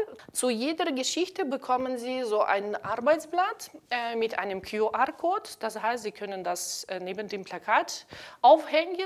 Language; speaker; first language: German; non-native, fluent; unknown